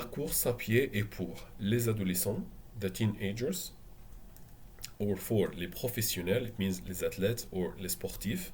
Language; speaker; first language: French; non-native, fluent; Arabic